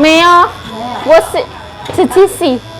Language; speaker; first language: Chinese; non-native, learner; Indonesian